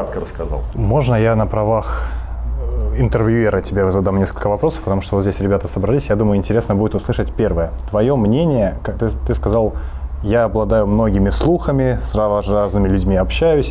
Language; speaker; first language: Russian; native; Russian